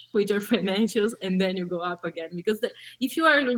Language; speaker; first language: English; early bilingual, other home language; Portuguese